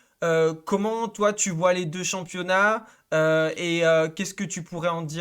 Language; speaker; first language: French; native; French